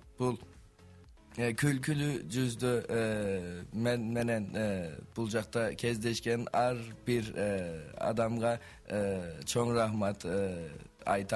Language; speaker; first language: Kyrgyz; non-native, learner; Turkish